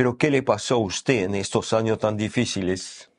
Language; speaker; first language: Spanish; non-native, learner; French